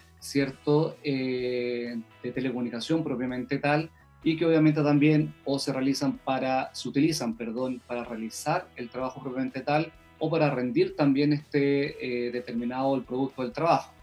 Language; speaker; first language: Spanish; native; Spanish